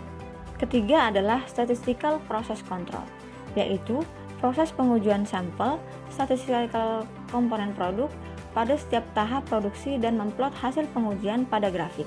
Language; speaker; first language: Indonesian; native; Indonesian